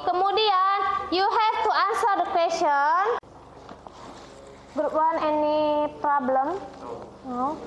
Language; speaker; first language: English; non-native, learner; Indonesian